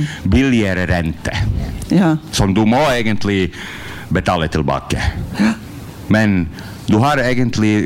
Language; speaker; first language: Norwegian; non-native, learner; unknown